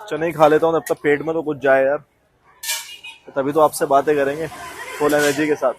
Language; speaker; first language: Hindi; native; Hindi